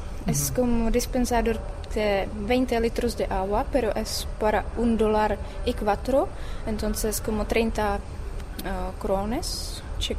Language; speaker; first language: Spanish; non-native, learner; Czech